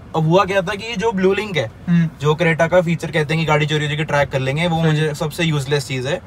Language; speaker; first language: Hindi; native; Hindi